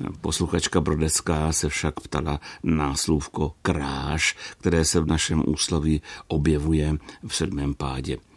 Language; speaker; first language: Czech; native; Czech